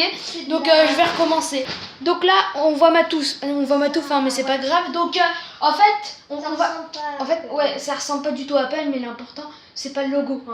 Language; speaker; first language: French; native; French